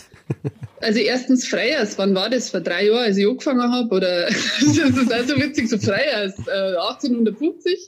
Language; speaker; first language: German; native; German